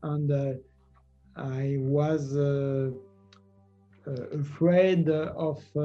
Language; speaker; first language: English; non-native, learner; French